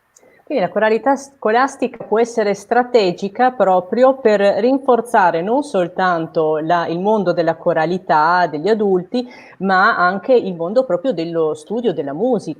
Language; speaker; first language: Italian; native; Italian